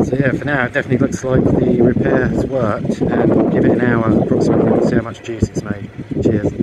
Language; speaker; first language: English; native; English